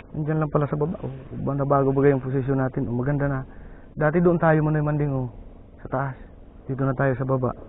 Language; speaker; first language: Filipino; non-native, local second language; Bikol